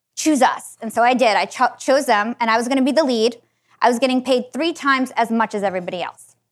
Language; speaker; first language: English; native; English